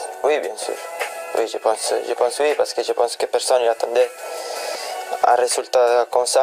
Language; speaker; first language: French; non-native, fluent; Italian